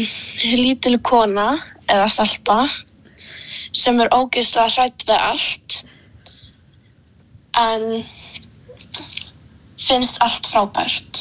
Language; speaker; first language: Icelandic; early bilingual, other home language; Polish